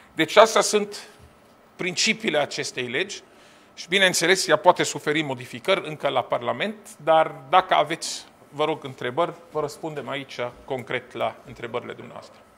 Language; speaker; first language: Romanian; non-native, fluent; Arabic